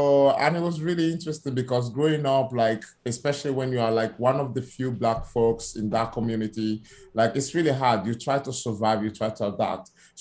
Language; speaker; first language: English; non-native, fluent; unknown